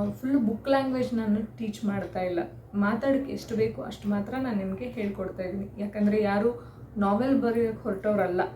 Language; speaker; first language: Kannada; native; Kannada